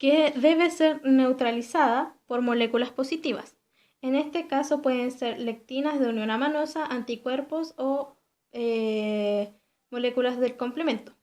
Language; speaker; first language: Spanish; native; Spanish